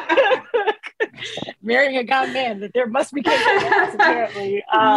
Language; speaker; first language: English; early bilingual, other home language; Akan